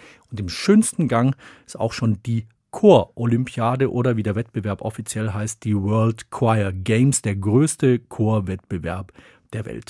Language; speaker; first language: German; native; German